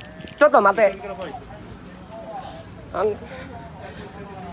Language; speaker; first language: Japanese; non-native, learner; Vietnamese